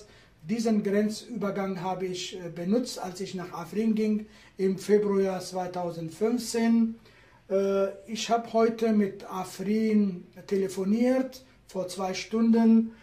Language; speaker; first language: German; non-native, fluent; Kurdish